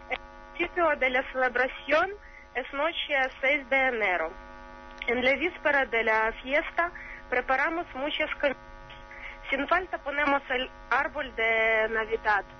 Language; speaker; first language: Spanish; non-native, learner; Ukrainian